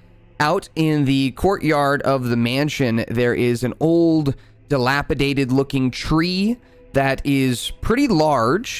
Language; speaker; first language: English; native; English